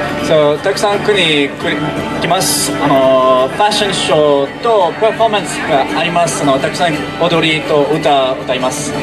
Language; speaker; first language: Japanese; non-native, learner; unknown